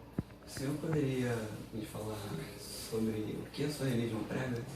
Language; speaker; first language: Portuguese; native; Portuguese